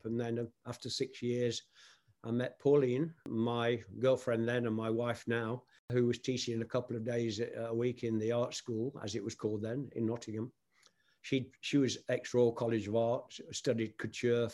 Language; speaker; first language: English; native; English